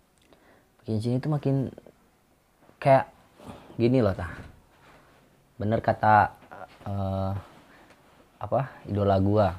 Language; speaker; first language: Indonesian; non-native, local second language; Sundanese